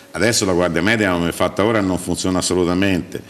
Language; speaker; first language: Italian; native; Italian